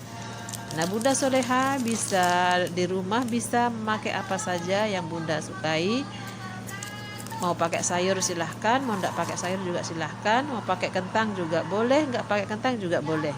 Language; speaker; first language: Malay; non-native, local second language; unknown